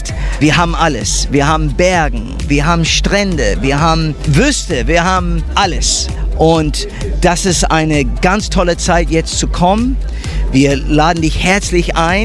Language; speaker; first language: German; non-native, fluent; English